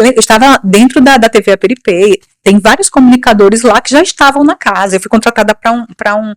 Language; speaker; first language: Portuguese; native; Portuguese